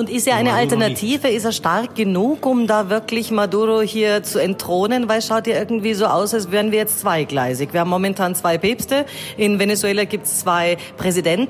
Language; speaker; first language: German; native; German